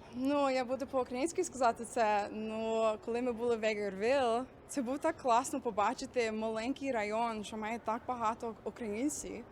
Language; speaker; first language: Ukrainian; early bilingual, heritage; Ukrainian